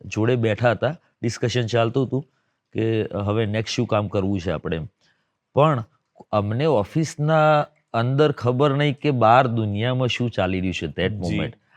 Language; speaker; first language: Gujarati; native; Gujarati